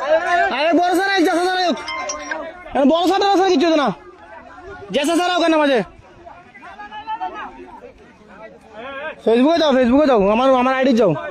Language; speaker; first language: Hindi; non-native, learner; Bangla